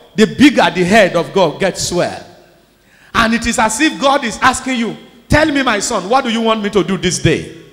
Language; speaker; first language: English; non-native, local second language; Yoruba